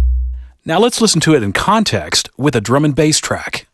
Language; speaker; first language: English; native; English